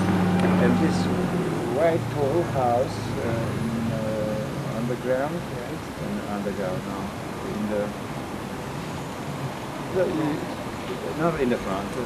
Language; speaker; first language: English; non-native, fluent; Czech